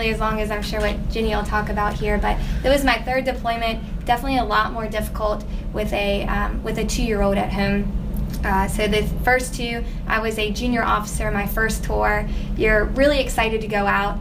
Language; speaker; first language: English; native; English